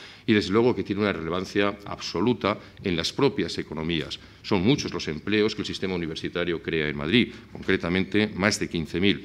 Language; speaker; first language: Spanish; native; Spanish